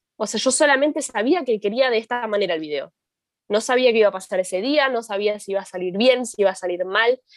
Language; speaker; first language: Spanish; native; Spanish